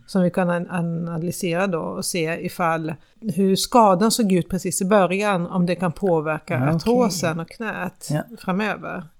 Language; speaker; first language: Swedish; native; Swedish